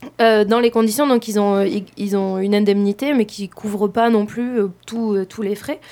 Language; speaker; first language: French; native; French